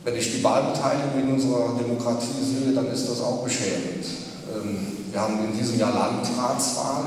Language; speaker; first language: German; native; German